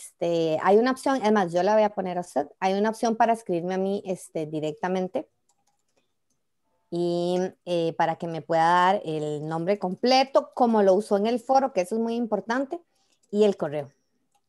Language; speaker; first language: Spanish; native; Spanish